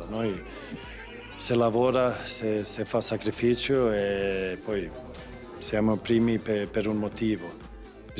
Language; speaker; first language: Italian; non-native, fluent; Swedish